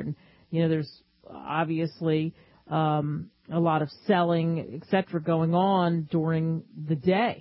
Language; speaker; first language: English; native; English